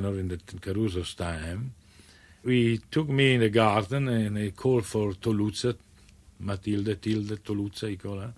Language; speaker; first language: English; non-native, fluent; Italian